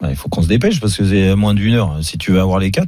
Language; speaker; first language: French; native; French